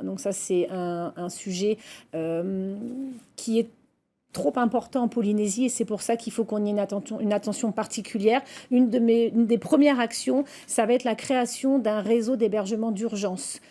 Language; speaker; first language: French; native; French